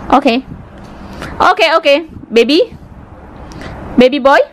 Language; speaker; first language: English; non-native, learner; Indonesian